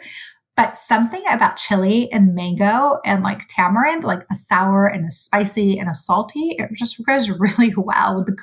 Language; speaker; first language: English; early bilingual, other home language; Arabic